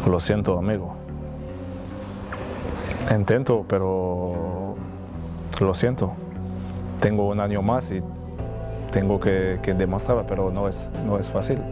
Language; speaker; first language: Spanish; non-native, fluent; French